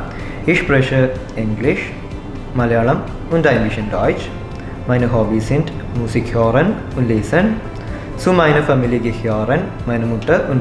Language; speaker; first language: German; non-native, learner; Malayalam